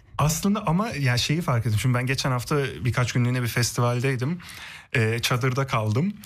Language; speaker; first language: Turkish; early bilingual, heritage; Turkish